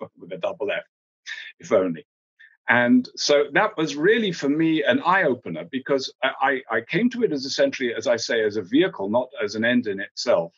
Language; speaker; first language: English; native; English